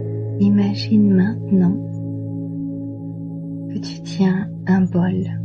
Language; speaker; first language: French; native; French